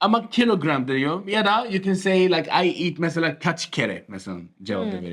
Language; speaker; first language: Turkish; non-native, fluent; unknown